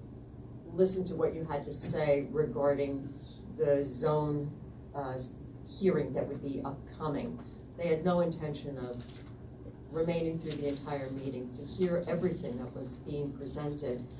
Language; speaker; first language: English; native; English